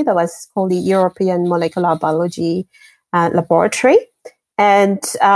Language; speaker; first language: English; non-native, fluent; French